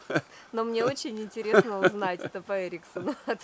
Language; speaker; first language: Russian; native; Russian